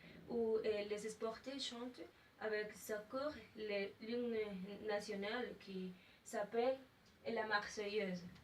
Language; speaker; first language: French; non-native, learner; Spanish